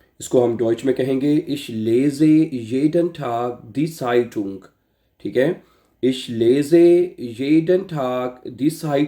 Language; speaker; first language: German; non-native, fluent; Urdu